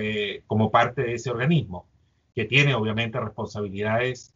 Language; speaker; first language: Spanish; native; Spanish